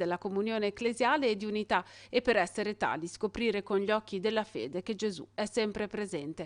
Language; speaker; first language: Italian; native; Italian